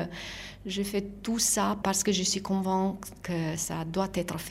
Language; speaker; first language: French; non-native, fluent; Italian